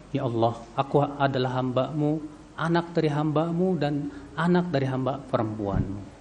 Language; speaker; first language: Indonesian; native; Indonesian